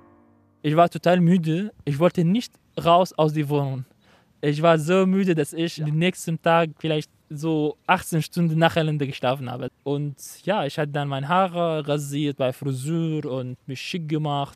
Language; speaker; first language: German; non-native, fluent; Arabic